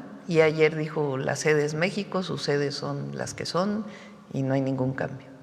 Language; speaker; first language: Spanish; native; Spanish